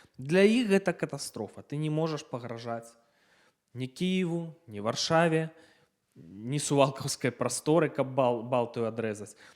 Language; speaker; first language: Belarusian; non-native, local second language; Russian